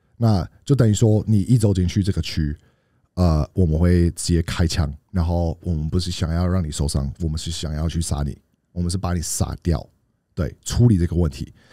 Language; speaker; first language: Chinese; early bilingual, heritage; Chinese